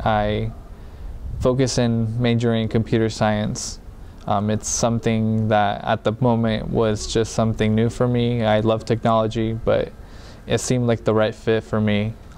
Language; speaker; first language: English; early bilingual, other home language; Spanish